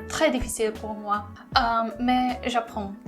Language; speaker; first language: French; non-native, learner; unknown